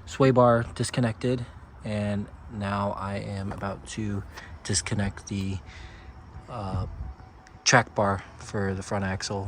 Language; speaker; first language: English; native; English